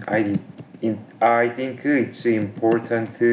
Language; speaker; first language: English; non-native, learner; Korean